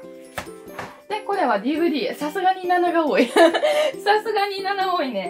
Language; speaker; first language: Japanese; non-native, fluent; Italian